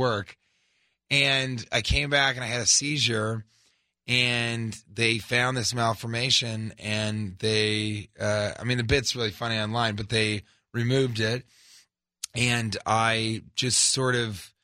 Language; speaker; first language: English; native; English